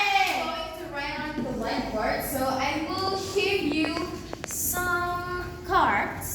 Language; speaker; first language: English; non-native, learner; Indonesian